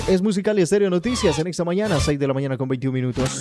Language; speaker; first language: Spanish; native; Spanish